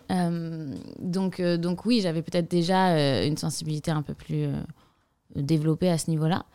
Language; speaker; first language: French; native; French